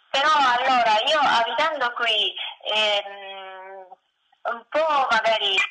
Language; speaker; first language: Italian; non-native, learner; Japanese